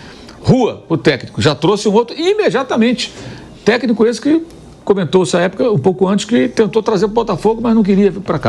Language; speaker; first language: Portuguese; native; Portuguese